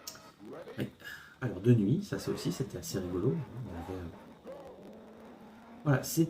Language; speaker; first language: French; native; French